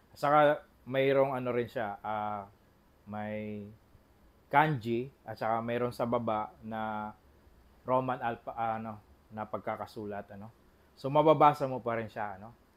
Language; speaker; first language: Filipino; non-native, local second language; Bikol